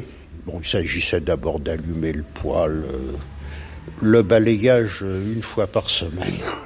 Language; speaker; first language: French; native; French